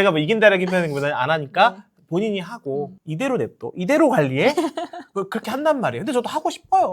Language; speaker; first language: Korean; native; Korean